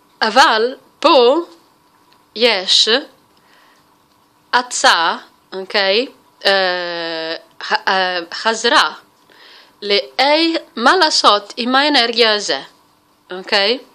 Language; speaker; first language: Hebrew; non-native, fluent; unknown